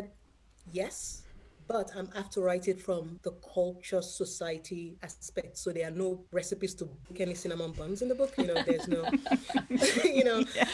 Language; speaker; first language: English; non-native, local second language; Yoruba